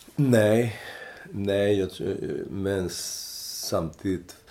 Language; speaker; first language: Swedish; non-native, fluent; Spanish